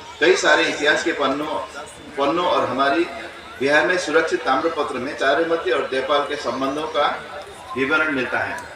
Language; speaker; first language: Hindi; non-native, fluent; Newari